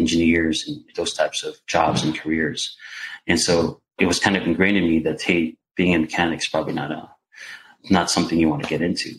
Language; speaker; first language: English; non-native, local second language; Filipino